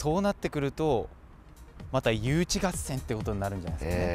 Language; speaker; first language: Japanese; native; Japanese